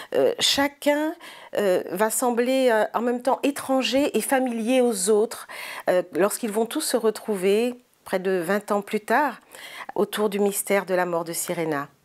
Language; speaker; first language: French; native; French